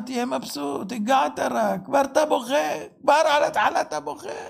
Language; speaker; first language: Hebrew; native; Hebrew